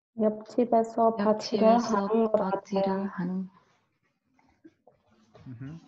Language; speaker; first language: Korean; non-native, learner; Spanish